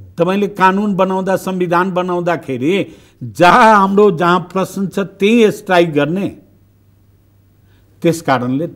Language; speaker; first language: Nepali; non-native, local second language; Bhojpuri